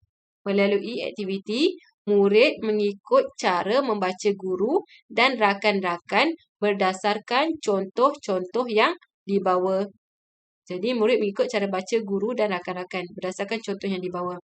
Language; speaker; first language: Malay; native; Malay